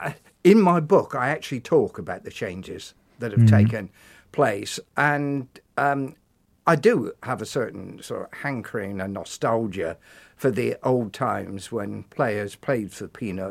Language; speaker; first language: English; native; English